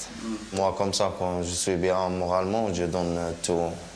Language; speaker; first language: French; non-native, learner; Arabic